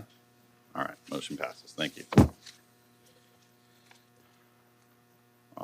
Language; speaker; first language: English; native; English